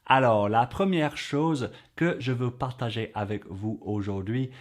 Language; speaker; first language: French; non-native, fluent; English